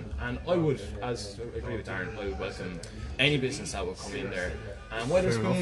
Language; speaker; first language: English; native; English